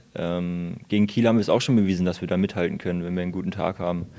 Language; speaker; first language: German; native; German